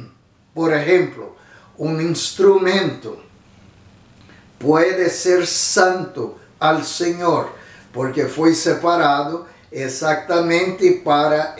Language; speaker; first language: Spanish; non-native, fluent; Portuguese